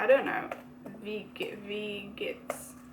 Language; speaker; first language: German; non-native, learner; English